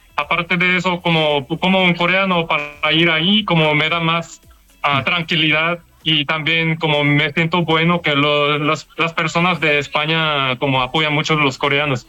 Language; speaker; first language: Spanish; non-native, learner; Korean